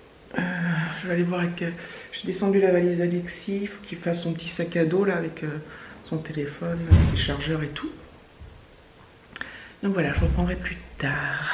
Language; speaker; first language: French; native; French